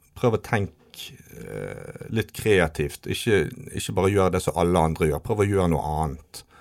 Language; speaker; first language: Norwegian; native; Norwegian